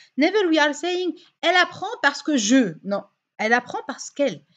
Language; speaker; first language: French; non-native, fluent; Arabic